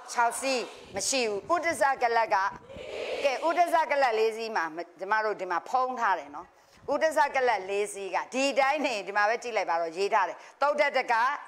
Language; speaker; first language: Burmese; native; Burmese